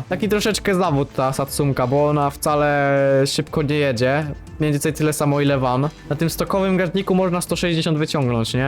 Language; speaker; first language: Polish; native; Polish